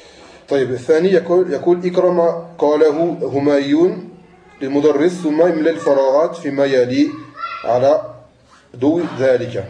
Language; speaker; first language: Arabic; non-native, fluent; French